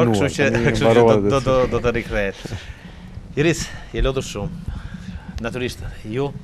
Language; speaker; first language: Albanian; native; Albanian